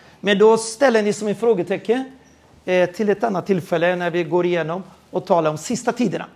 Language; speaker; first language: Swedish; non-native, fluent; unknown